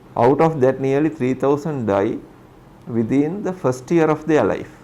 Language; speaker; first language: English; non-native, local second language; Sinhala